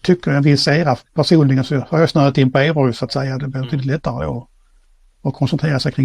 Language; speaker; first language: Swedish; native; Swedish